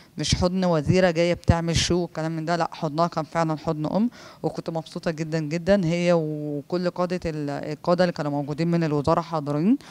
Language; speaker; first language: Arabic; native; Arabic